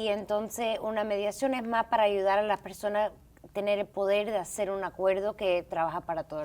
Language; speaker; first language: Spanish; early bilingual, heritage; English